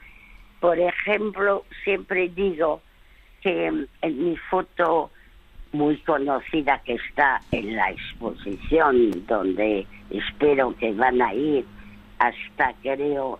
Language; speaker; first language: Spanish; early bilingual, other home language; French